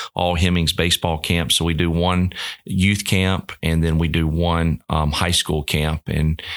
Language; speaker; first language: English; native; English